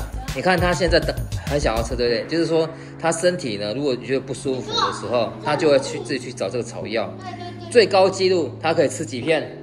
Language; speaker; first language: Chinese; native; Chinese